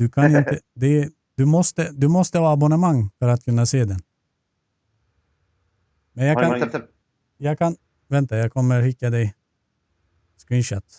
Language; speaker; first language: Swedish; non-native, fluent; Turkish